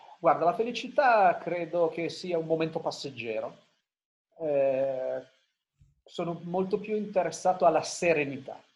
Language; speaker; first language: Italian; native; Italian